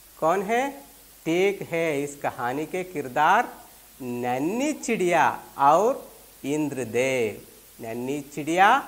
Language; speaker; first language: Urdu; non-native, local second language; Malayalam